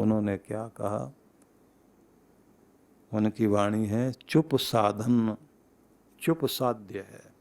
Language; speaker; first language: Hindi; native; Hindi